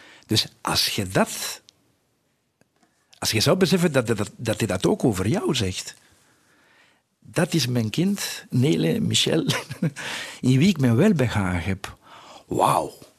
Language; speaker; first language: Dutch; non-native, fluent; Spanish